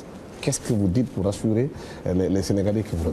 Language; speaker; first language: French; non-native, local second language; Wolof